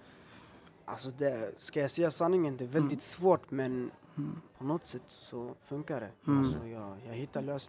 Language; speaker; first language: Swedish; early bilingual, other home language; Albanian